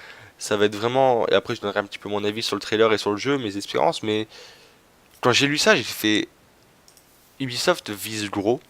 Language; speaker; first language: French; native; French